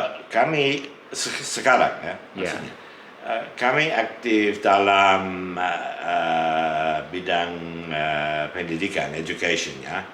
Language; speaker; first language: Indonesian; non-native, fluent; English